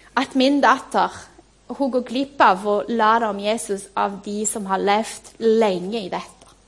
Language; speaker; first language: Norwegian; non-native, fluent; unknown